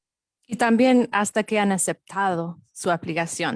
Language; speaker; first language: Spanish; non-native, fluent; English